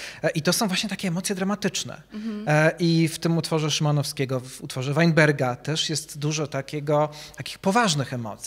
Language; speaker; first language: Polish; native; Polish